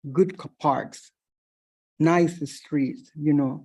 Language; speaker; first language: English; non-native, fluent; Spanish